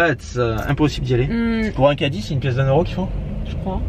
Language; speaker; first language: French; native; French